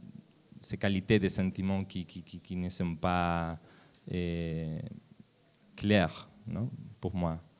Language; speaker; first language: French; non-native, learner; Spanish